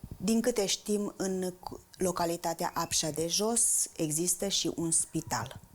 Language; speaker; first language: Romanian; native; Romanian